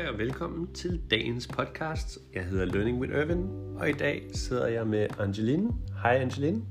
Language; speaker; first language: Danish; native; Danish